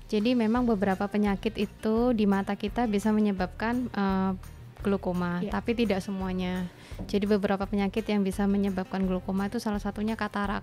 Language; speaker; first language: Indonesian; native; Indonesian